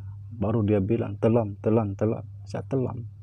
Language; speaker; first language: Indonesian; native; Indonesian